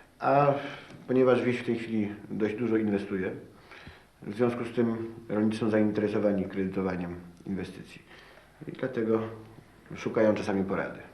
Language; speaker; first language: Polish; native; Polish